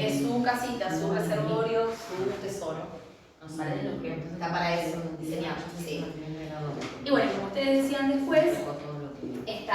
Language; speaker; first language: Spanish; native; Spanish